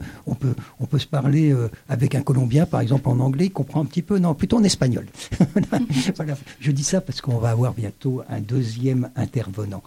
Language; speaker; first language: French; native; French